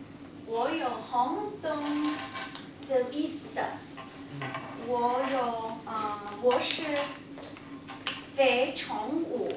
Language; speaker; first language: Chinese; non-native, learner; English